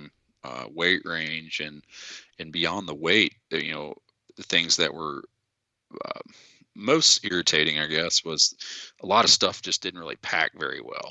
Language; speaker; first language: English; native; English